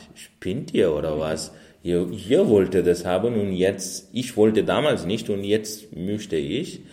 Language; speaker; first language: German; non-native, fluent; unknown